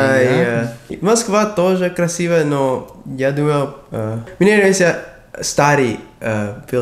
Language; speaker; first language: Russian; non-native, learner; English